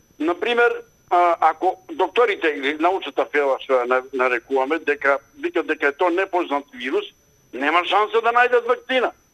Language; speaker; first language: Macedonian; native; Macedonian